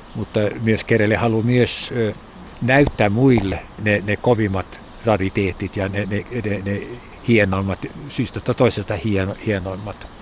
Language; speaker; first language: Finnish; non-native, local second language; Swedish